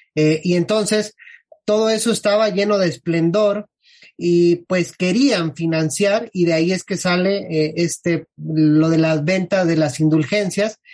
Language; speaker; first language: Spanish; native; Spanish